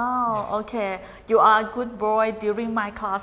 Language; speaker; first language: English; non-native, fluent; Thai